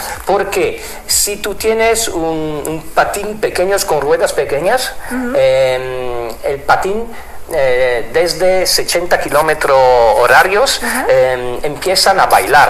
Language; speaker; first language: Spanish; non-native, fluent; Italian